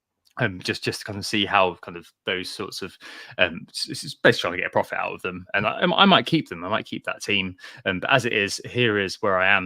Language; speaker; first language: English; native; English